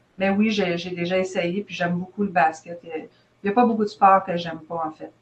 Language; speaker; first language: French; native; French